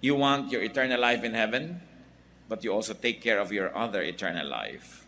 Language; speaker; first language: English; non-native, local second language; Filipino